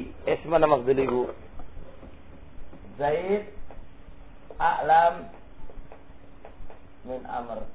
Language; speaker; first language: Arabic; non-native, fluent; Javanese